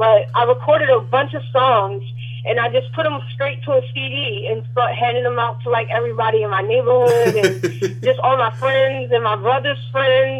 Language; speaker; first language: English; native; English